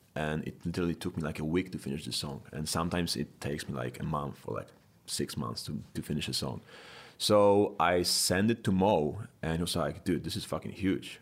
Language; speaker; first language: English; non-native, fluent; Polish